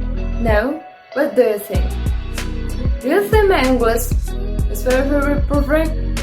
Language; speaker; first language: English; non-native, fluent; Indonesian